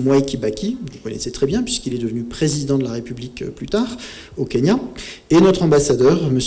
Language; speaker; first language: French; native; French